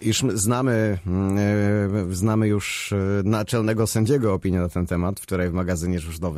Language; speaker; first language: Polish; native; Polish